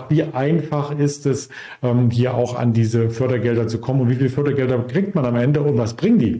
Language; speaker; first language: German; native; German